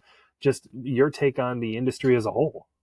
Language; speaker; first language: English; native; English